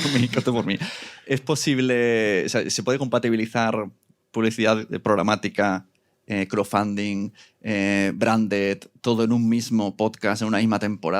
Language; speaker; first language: Spanish; native; Spanish